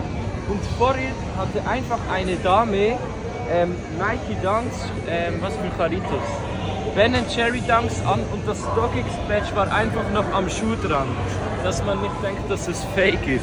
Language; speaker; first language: German; native; German